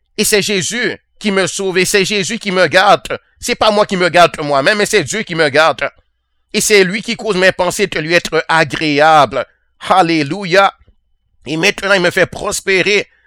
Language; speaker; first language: French; native; French